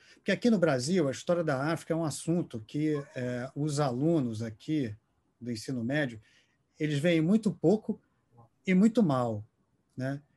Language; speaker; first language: Portuguese; native; Portuguese